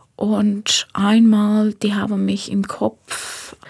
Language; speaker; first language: German; non-native, fluent; Persian